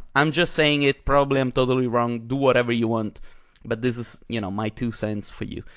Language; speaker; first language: English; non-native, fluent; Italian